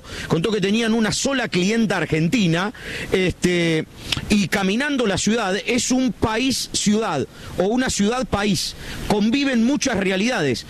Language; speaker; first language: Spanish; native; Spanish